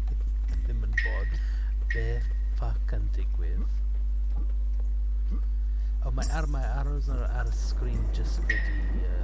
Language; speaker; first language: Welsh; non-native, learner; English